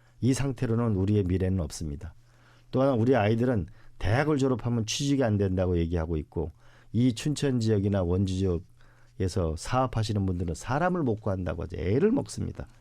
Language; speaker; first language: Korean; native; Korean